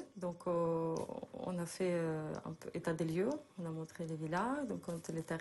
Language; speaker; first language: French; non-native, fluent; Russian